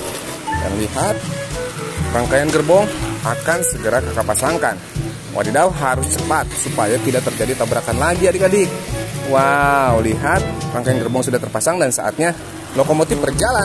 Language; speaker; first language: Indonesian; native; Indonesian